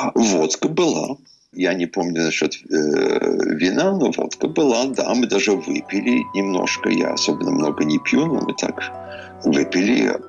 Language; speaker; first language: Russian; early bilingual, heritage; Russian